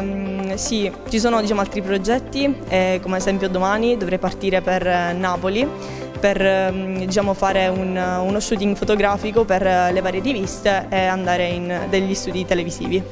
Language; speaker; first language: Italian; native; Italian